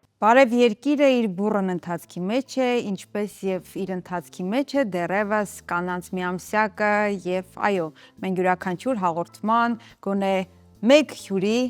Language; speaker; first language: Armenian; native; Armenian